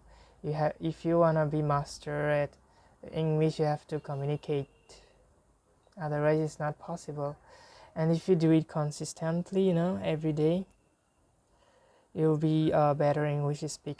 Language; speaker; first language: English; non-native, fluent; Bangla